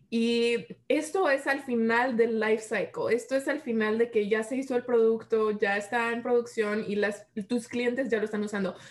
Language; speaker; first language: Spanish; early bilingual, heritage; Spanish